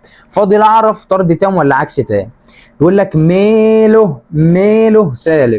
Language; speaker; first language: Arabic; native; Arabic